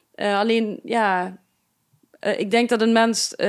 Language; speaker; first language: Dutch; native; Dutch